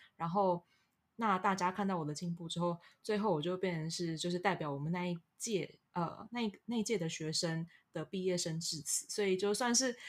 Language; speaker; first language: Chinese; non-native, local second language; Cantonese